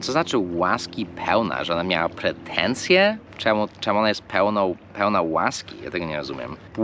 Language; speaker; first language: Polish; non-native, fluent; English